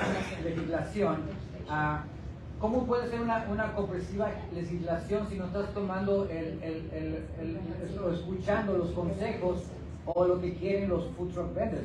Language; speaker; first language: Spanish; native; Spanish